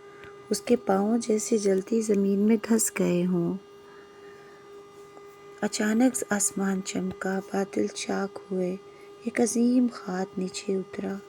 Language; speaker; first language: Urdu; native; Urdu